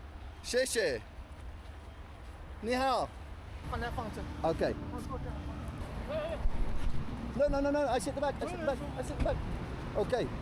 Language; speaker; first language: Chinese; non-native, learner; English